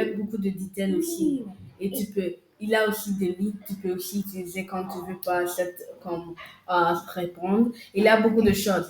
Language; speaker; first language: French; non-native, local second language; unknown